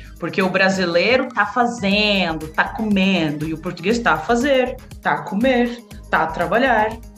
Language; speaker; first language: Portuguese; native; Portuguese